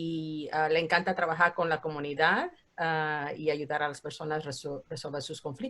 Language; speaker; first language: Spanish; early bilingual, heritage; Spanish